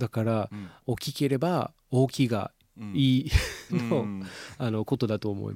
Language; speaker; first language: Japanese; non-native, fluent; English